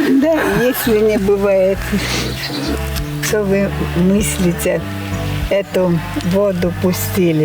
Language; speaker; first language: Russian; non-native, learner; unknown